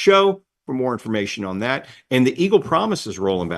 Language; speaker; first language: English; native; English